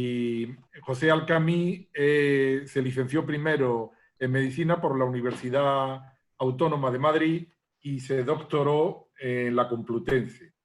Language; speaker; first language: Spanish; native; Spanish